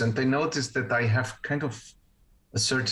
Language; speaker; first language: English; non-native, fluent; Spanish